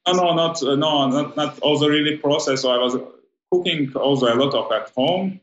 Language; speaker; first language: English; non-native, fluent; German